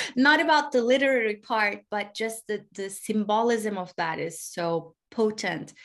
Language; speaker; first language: English; non-native, fluent; Turkish